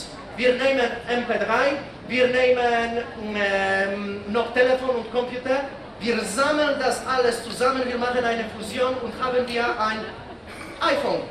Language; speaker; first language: German; non-native, fluent; Polish